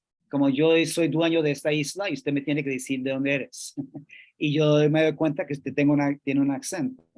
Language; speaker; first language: Spanish; non-native, fluent; English